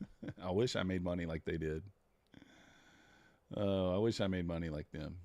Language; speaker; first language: English; native; English